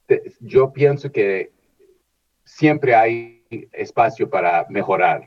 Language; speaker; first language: Spanish; early bilingual, heritage; Spanish